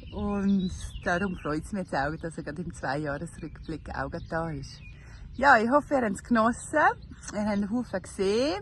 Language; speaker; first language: German; native; German